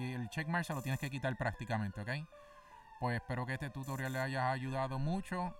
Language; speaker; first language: Spanish; native; Spanish